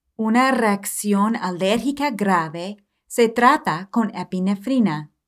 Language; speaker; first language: Spanish; non-native, fluent; English